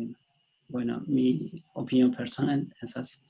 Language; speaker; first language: Spanish; non-native, fluent; Turkish